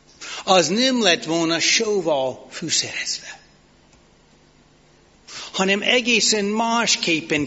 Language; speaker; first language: Hungarian; non-native, fluent; English